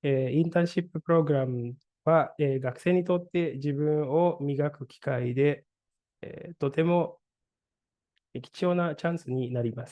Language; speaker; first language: Japanese; non-native, fluent; Indonesian